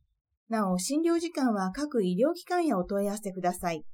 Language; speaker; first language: Japanese; native; Japanese